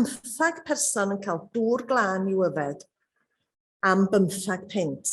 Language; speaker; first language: Welsh; native; Welsh